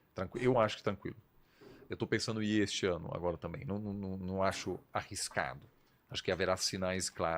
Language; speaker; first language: Portuguese; non-native, fluent; German